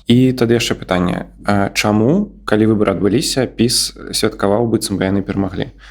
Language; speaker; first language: Belarusian; non-native, local second language; Russian